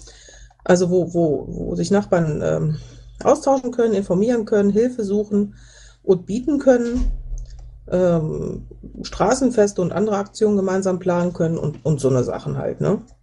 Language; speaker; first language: German; native; German